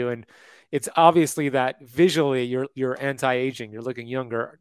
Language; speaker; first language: English; native; English